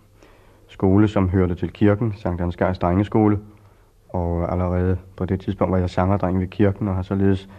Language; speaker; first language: Danish; early bilingual, other home language; Polish